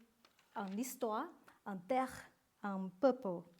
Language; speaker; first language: French; non-native, learner; Vietnamese